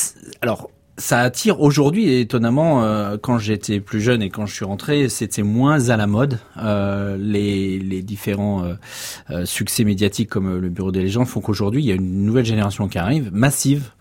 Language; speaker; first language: French; native; French